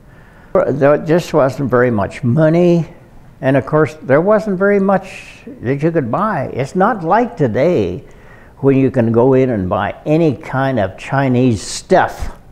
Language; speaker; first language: English; native; English